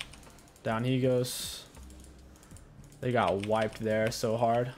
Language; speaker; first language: English; native; English